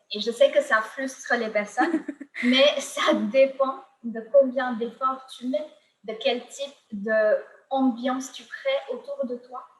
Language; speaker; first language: French; non-native, fluent; Gujarati